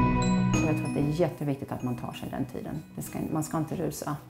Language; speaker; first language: Swedish; native; Swedish